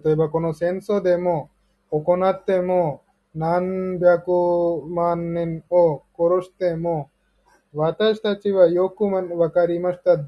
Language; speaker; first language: Japanese; non-native, learner; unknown